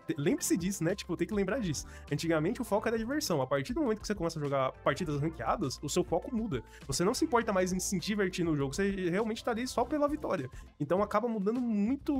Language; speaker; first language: Portuguese; native; Portuguese